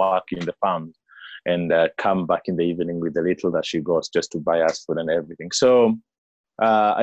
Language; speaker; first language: English; non-native, local second language; Kikuyu